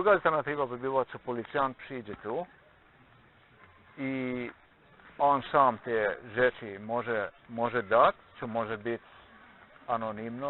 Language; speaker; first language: Polish; non-native, learner; Slovenian